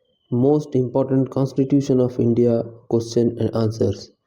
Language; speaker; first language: English; non-native, local second language; Tamil